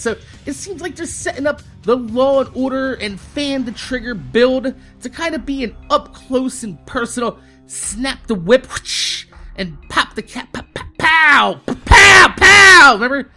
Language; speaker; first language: English; native; English